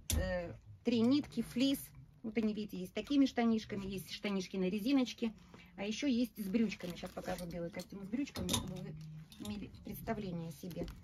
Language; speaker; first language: Russian; native; Russian